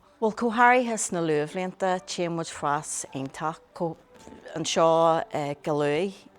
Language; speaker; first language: Irish; non-native, local second language; English